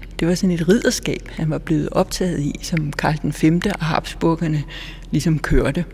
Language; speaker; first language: Danish; native; Danish